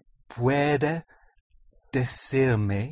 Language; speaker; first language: Spanish; non-native, learner; English